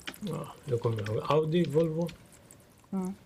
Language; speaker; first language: Swedish; non-native, local second language; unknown